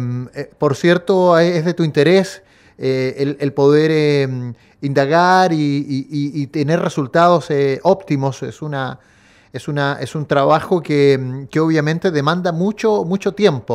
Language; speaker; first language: Spanish; native; Spanish